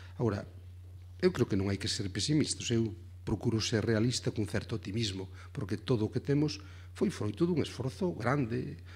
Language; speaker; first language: Galician; native; Galician